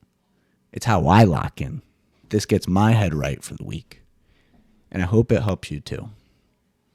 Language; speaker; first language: English; native; English